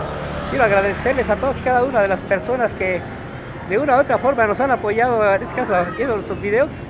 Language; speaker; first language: Spanish; native; Spanish